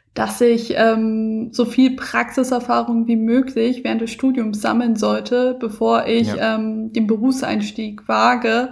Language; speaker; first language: German; early bilingual, other home language; Persian